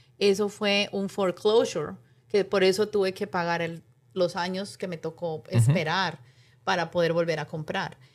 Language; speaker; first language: Spanish; native; Spanish